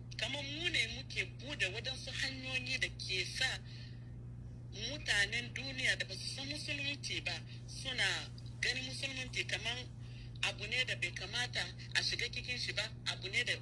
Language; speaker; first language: Hausa; native; Hausa